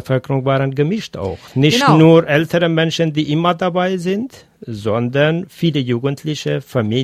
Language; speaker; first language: German; non-native, fluent; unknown